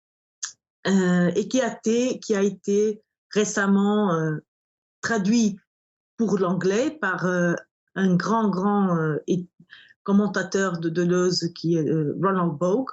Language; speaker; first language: French; non-native, fluent; Portuguese